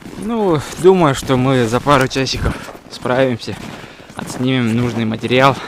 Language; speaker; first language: Russian; non-native, local second language; Yakut